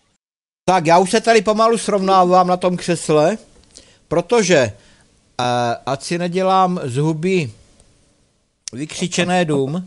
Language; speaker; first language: Czech; native; Czech